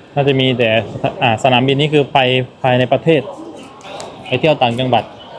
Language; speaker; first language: Thai; native; Thai